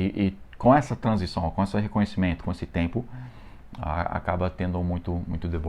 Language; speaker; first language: Portuguese; non-native, fluent; English